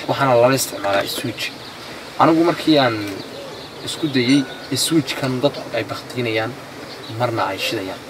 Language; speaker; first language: Somali; native; Somali